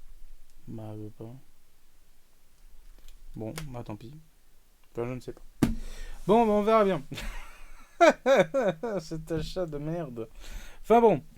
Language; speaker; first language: French; native; French